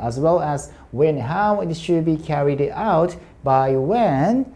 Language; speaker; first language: English; non-native, fluent; Japanese